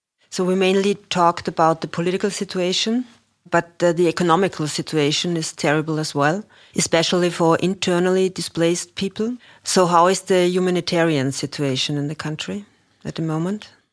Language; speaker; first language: English; non-native, fluent; German